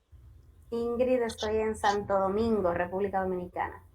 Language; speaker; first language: Spanish; native; Spanish